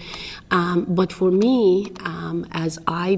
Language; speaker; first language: English; non-native, fluent; Persian